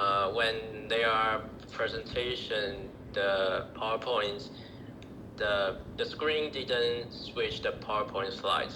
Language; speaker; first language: English; non-native, learner; Chinese